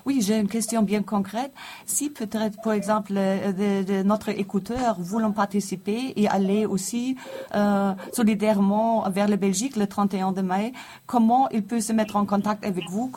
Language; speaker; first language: French; non-native, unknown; German